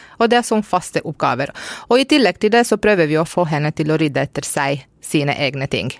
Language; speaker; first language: Norwegian; non-native, fluent; Romanian